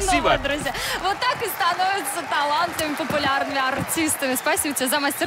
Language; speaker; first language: Russian; native; Russian